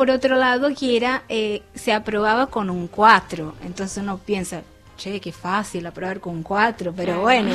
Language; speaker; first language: Spanish; non-native, fluent; Portuguese